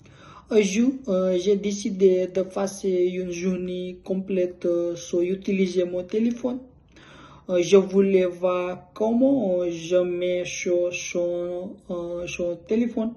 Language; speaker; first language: French; non-native, learner; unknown